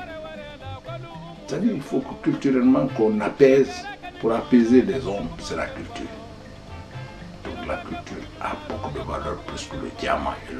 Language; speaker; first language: French; non-native, local second language; Mandingo